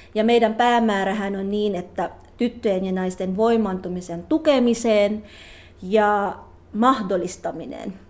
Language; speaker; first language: Finnish; non-native, fluent; Filipino